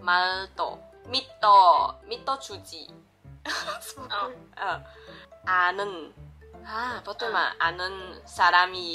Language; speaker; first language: Korean; non-native, learner; Chinese